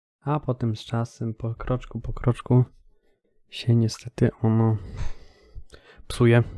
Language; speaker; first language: Polish; native; Polish